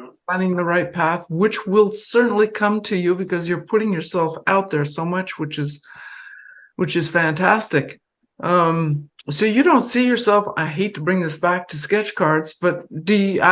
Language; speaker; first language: English; non-native, fluent; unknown